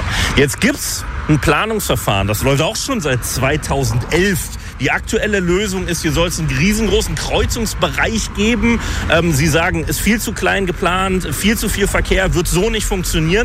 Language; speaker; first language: German; native; German